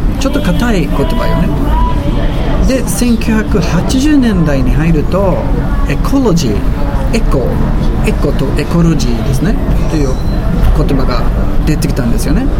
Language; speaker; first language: Japanese; non-native, fluent; Swedish